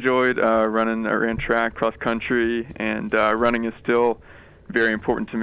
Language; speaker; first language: English; native; English